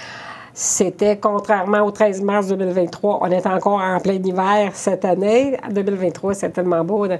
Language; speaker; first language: French; native; French